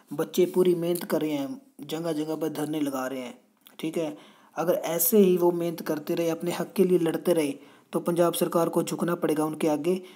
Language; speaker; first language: Hindi; non-native, local second language; Punjabi